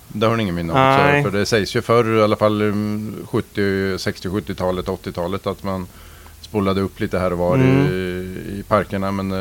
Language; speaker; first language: Swedish; native; Swedish